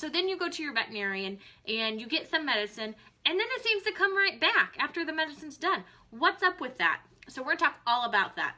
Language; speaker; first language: English; native; English